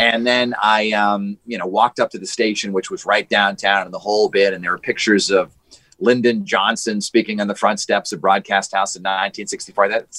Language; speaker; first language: English; native; English